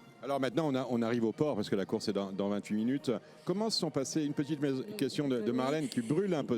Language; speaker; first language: French; native; French